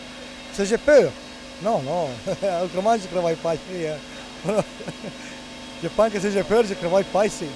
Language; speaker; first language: French; non-native, learner; Italian